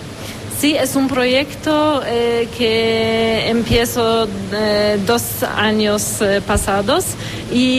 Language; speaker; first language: Spanish; non-native, fluent; Romanian